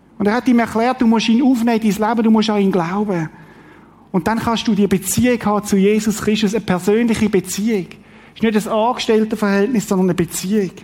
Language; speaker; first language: German; native; German